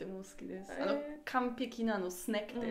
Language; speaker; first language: Japanese; non-native, learner; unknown